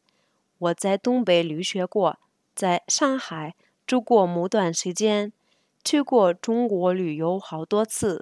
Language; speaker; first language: Chinese; non-native, fluent; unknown